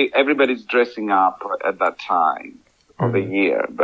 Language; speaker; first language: English; non-native, fluent; Greek